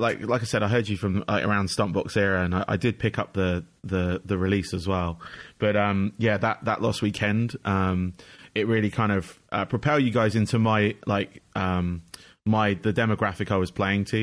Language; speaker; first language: English; native; English